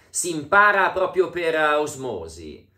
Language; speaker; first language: Italian; native; Italian